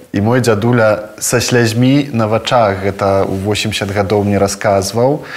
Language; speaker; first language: Belarusian; native; Belarusian